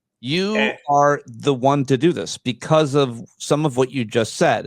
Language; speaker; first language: English; native; English